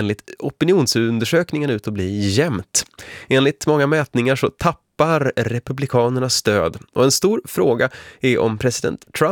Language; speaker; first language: Swedish; native; Swedish